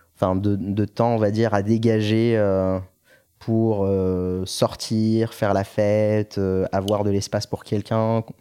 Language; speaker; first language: French; non-native, local second language; Arabic